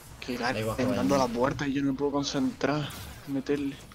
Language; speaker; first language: Spanish; native; Spanish